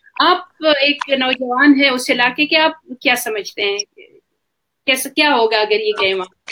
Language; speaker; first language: Urdu; non-native, local second language; Pashto